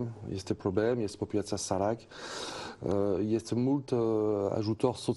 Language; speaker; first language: Romanian; non-native, learner; French